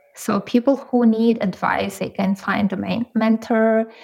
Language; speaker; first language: English; non-native, fluent; Ukrainian